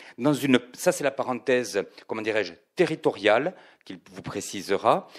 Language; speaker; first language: French; native; French